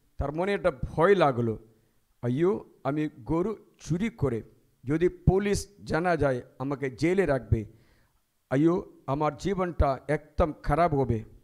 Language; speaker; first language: Bangla; non-native, fluent; Malayalam